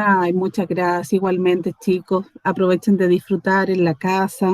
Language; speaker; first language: Spanish; native; Spanish